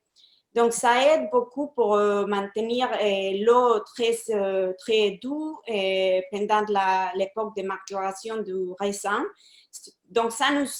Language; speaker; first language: French; non-native, fluent; Spanish